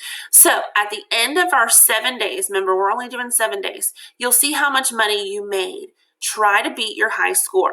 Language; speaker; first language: English; native; English